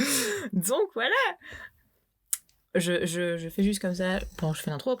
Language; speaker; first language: French; native; French